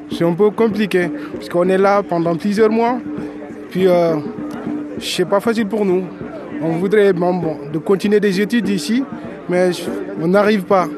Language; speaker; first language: French; non-native, local second language; Wolof